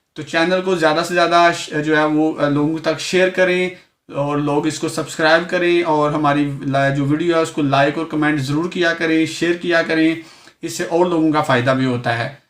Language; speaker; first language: Urdu; native; Urdu